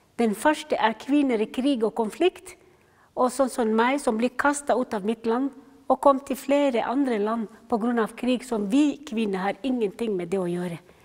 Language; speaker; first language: Norwegian; non-native, fluent; Somali